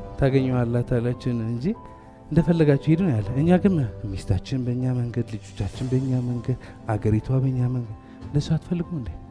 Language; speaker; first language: Amharic; early bilingual, heritage; Amharic